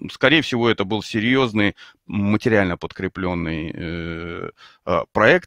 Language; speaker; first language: Russian; native; Russian